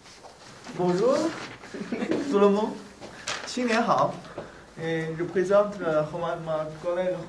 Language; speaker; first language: French; non-native, learner; Chinese